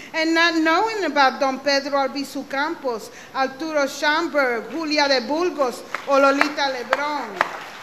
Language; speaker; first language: English; early bilingual, other home language; Spanish